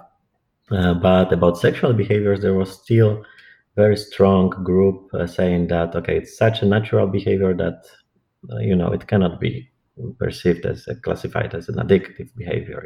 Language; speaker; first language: English; non-native, fluent; Polish